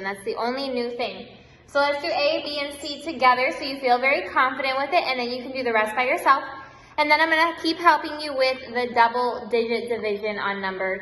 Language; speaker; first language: English; native; English